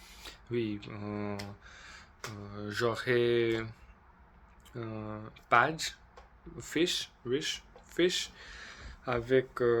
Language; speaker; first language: French; non-native, learner; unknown